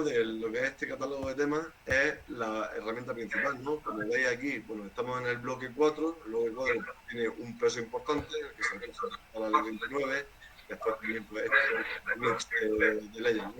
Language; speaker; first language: Spanish; native; Spanish